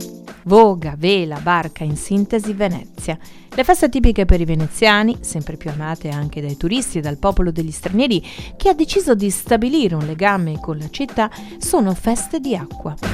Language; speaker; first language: Italian; native; Italian